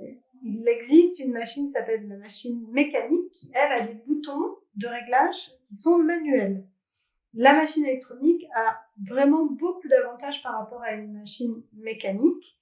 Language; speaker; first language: French; native; French